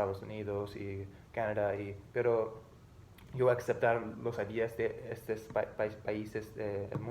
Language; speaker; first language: Spanish; non-native, learner; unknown